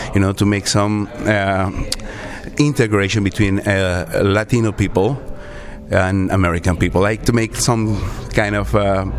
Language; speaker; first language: English; non-native, learner; Spanish